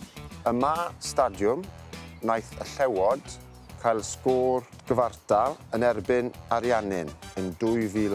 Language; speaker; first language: Welsh; native; Welsh